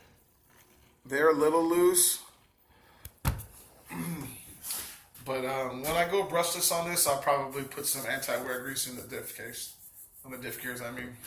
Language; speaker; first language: English; native; English